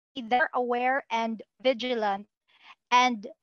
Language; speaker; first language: English; non-native, local second language; Cebuano